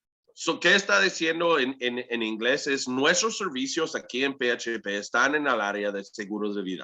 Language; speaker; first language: Spanish; early bilingual, heritage; English